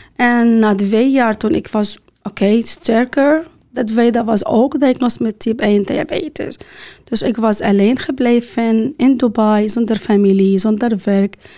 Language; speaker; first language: Dutch; non-native, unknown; Arabic